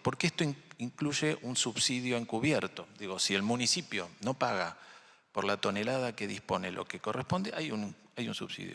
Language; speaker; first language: Spanish; native; Spanish